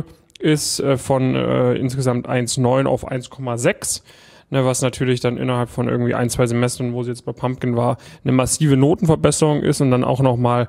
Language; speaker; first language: German; native; German